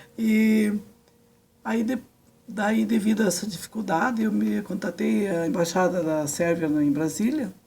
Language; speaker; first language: Portuguese; early bilingual, other home language; Serbian